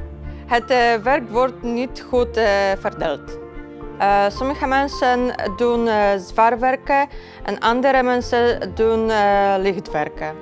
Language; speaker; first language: Dutch; non-native, learner; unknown